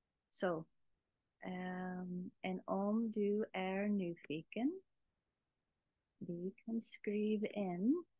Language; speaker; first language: Swedish; non-native, learner; English